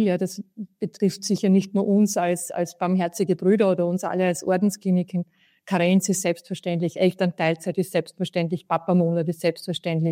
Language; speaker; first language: German; native; German